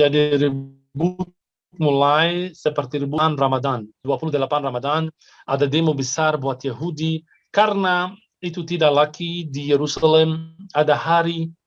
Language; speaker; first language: Indonesian; non-native, fluent; Arabic